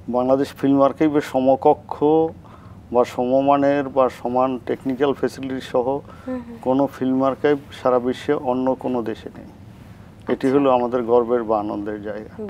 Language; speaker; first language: Bangla; native; Bangla